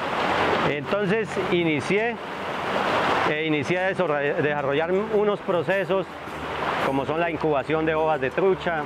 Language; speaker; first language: Spanish; native; Spanish